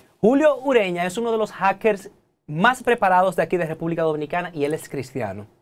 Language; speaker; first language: Spanish; native; Spanish